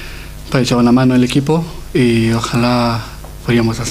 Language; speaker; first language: Spanish; non-native, fluent; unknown